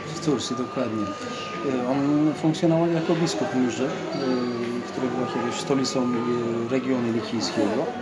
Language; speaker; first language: Polish; non-native, fluent; Turkish